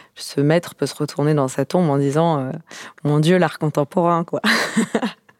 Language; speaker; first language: French; native; French